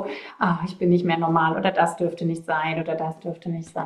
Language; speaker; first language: German; native; German